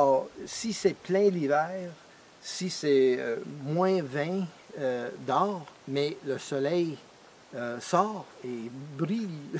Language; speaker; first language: French; non-native, fluent; English